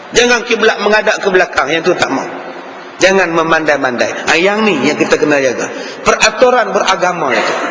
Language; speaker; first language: Malay; native; Malay